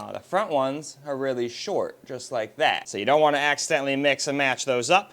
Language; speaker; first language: English; native; English